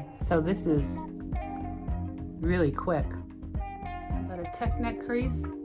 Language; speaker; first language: English; native; English